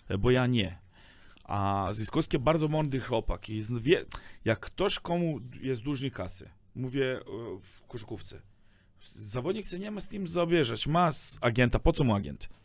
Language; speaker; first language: Polish; non-native, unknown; Serbian